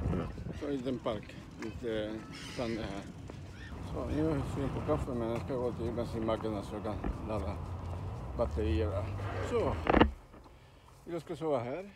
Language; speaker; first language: Swedish; non-native, learner; Spanish